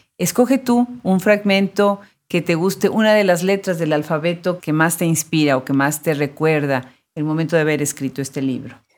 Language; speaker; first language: Spanish; native; Spanish